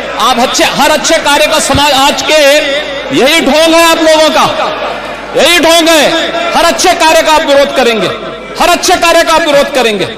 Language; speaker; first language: Hindi; native; Hindi